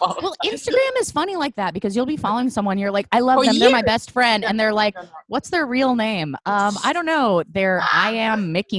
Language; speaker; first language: English; native; English